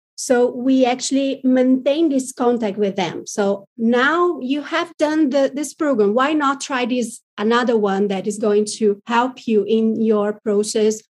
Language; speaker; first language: English; non-native, fluent; Portuguese